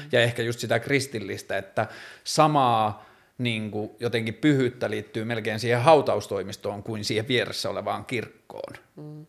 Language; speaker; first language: Finnish; native; Finnish